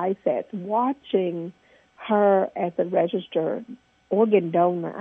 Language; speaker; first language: English; early bilingual, other home language; Vietnamese